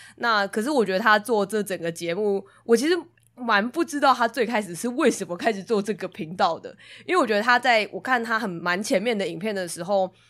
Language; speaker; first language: Chinese; native; Chinese